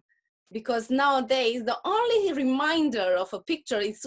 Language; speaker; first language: English; non-native, fluent; Russian